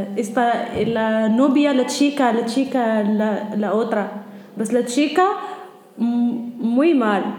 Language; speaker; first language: Spanish; non-native, learner; Arabic